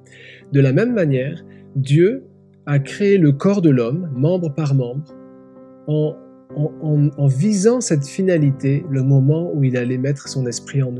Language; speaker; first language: French; native; French